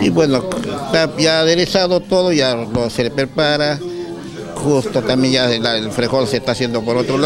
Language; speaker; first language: Spanish; native; Spanish